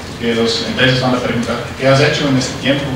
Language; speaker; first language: Spanish; non-native, learner; Dutch